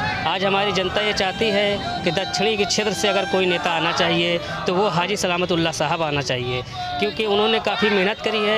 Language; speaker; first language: Hindi; native; Hindi